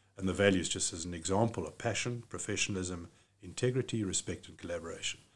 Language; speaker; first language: English; native; English